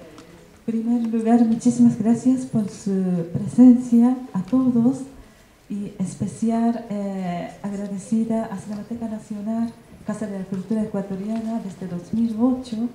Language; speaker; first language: Spanish; non-native, learner; Japanese